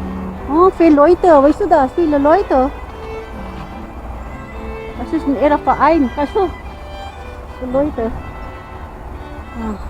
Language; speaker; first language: German; non-native, learner; Filipino